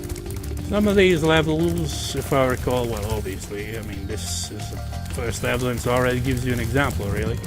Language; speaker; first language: English; native; English